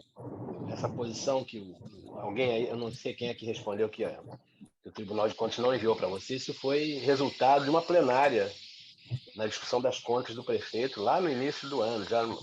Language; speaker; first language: Portuguese; native; Portuguese